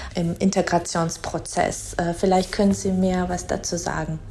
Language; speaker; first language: German; non-native, fluent; Georgian